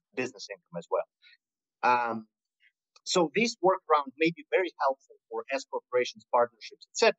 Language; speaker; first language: English; non-native, fluent; Russian